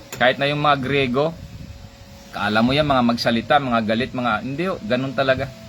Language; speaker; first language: Filipino; non-native, local second language; Hiligaynon